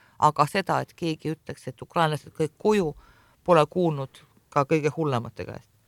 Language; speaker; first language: Estonian; non-native, local second language; Russian